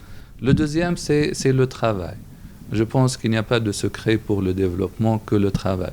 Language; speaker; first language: French; non-native, local second language; Arabic